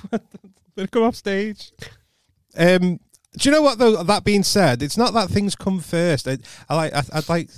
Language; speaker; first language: English; native; English